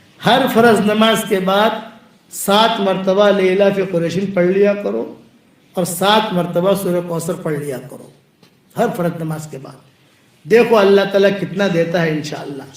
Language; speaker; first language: Urdu; native; Urdu